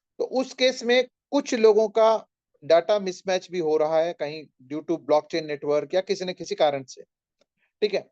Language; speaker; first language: Hindi; non-native, local second language; Marathi